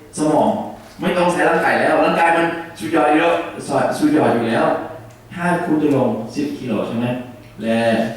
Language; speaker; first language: Thai; non-native, learner; English